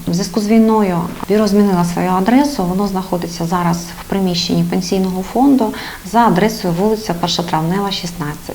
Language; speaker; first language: Ukrainian; native; Ukrainian